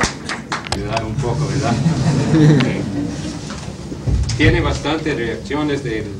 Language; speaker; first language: Spanish; non-native, learner; English